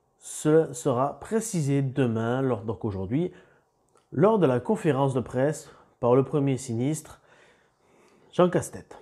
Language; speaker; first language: French; native; French